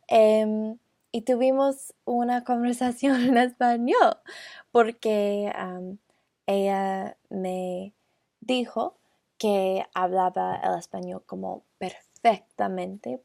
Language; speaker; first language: Spanish; non-native, learner; English